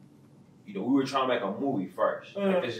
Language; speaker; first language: English; native; English